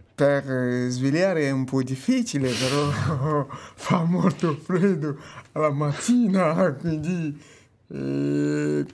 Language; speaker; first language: Italian; non-native, fluent; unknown